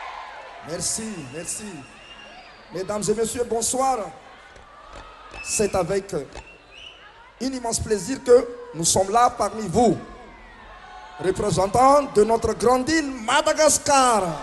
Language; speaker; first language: French; non-native, local second language; Malagasy